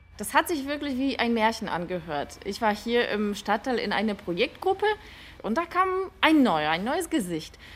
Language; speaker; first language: German; non-native, fluent; Polish